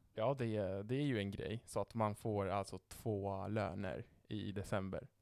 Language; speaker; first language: Swedish; non-native, fluent; Italian